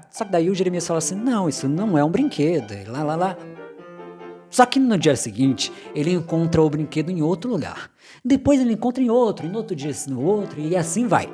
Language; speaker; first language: Portuguese; native; Portuguese